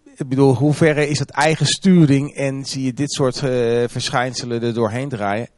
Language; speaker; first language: Dutch; native; Dutch